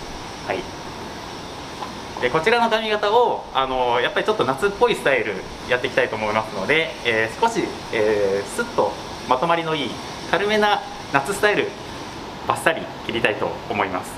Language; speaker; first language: Japanese; native; Japanese